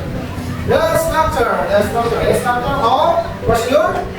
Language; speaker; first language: English; non-native, learner; Indonesian